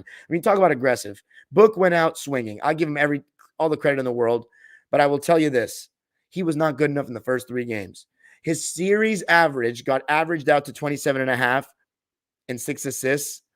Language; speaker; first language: English; native; English